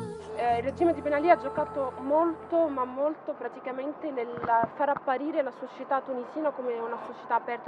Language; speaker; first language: Italian; non-native, fluent; Arabic